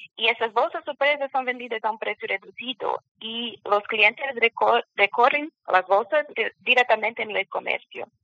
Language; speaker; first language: Spanish; non-native, learner; Portuguese